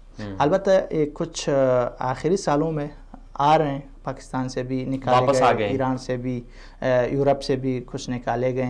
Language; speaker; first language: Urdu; non-native, fluent; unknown